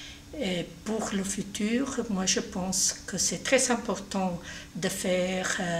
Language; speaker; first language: French; non-native, fluent; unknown